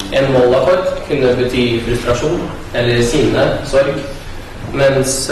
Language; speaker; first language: Norwegian; early bilingual, other home language; Russian